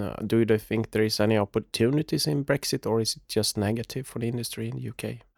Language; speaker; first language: English; non-native, fluent; Swedish